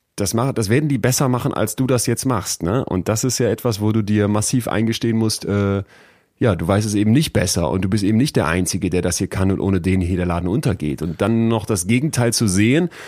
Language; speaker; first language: German; native; German